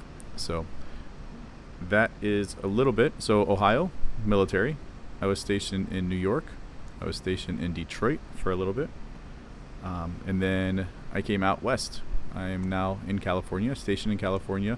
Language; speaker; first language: English; native; English